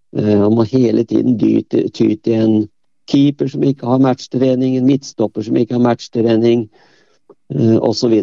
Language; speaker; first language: Norwegian; native; Norwegian